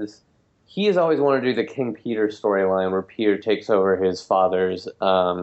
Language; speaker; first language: English; native; English